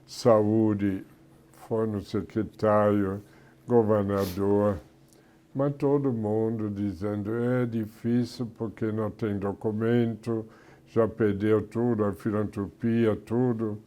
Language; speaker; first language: Portuguese; non-native, fluent; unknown